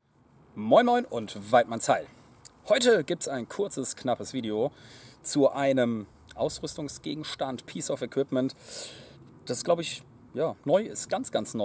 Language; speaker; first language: German; native; German